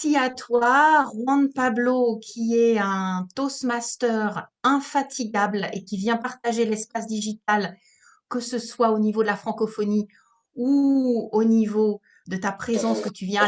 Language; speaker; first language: French; native; French